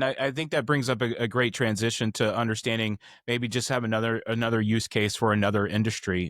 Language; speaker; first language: English; native; English